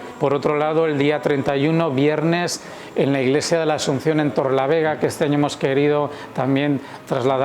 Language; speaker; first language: Spanish; native; Spanish